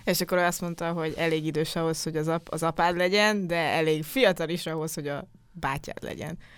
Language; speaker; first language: Hungarian; native; Hungarian